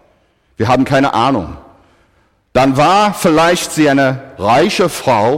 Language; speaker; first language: German; non-native, fluent; English